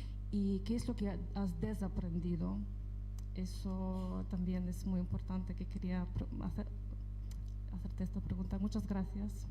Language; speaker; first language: Spanish; non-native, fluent; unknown